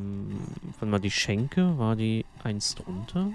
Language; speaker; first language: German; native; German